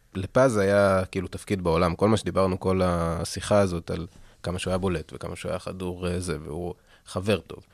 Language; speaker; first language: Hebrew; native; Hebrew